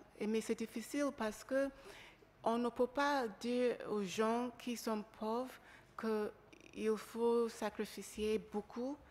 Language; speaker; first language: French; non-native, learner; English